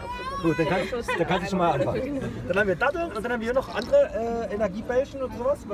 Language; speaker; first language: German; native; German